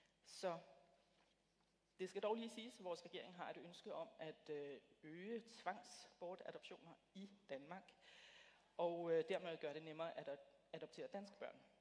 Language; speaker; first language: Danish; native; Danish